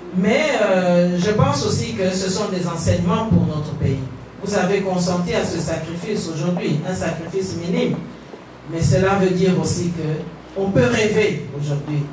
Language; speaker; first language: French; non-native, local second language; Kongo